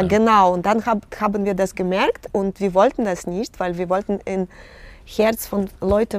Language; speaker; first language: German; non-native, fluent; Russian